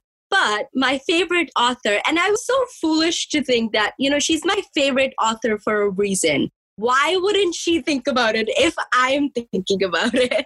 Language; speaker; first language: English; early bilingual, other home language; Punjabi